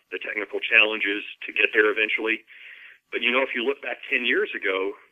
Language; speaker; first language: English; native; English